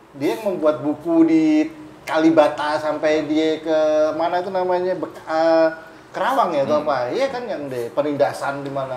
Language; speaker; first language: Indonesian; native; Indonesian